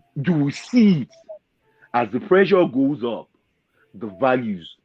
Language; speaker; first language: English; non-native, local second language; Yoruba